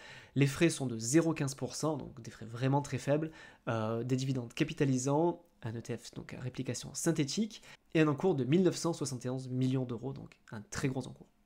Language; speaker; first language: French; native; French